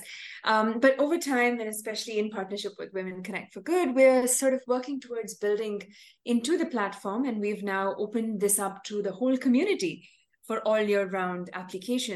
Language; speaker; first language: English; non-native, local second language; Tamil